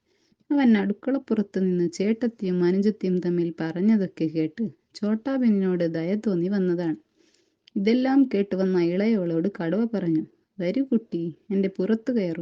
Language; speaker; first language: Malayalam; native; Malayalam